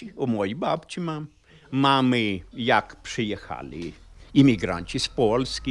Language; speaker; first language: Polish; early bilingual, heritage; Polish